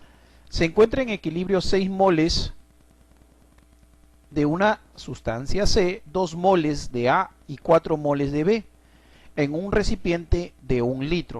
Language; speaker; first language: Spanish; native; Spanish